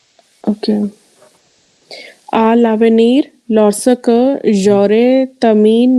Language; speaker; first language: French; non-native, learner; Hindi